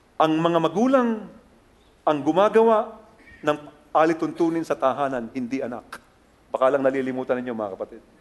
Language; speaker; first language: Filipino; native; Filipino